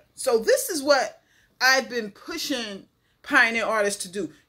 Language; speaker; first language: English; native; English